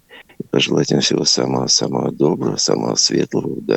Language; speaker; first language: Russian; native; Russian